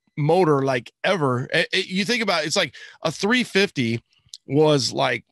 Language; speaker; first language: English; native; English